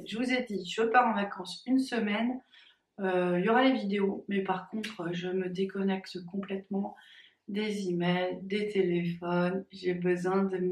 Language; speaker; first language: French; native; French